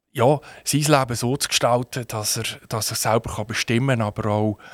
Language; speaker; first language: German; native; German